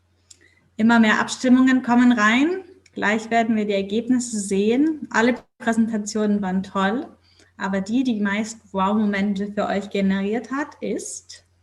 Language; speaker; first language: German; native; German